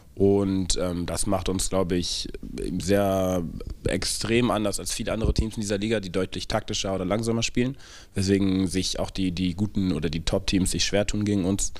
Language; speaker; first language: German; native; German